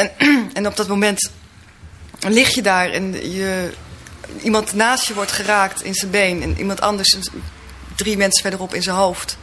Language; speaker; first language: Dutch; native; Dutch